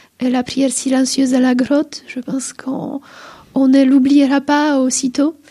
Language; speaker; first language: French; non-native, fluent; Polish